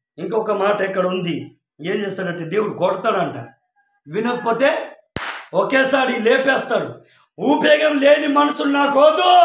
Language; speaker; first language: Telugu; non-native, local second language; Koya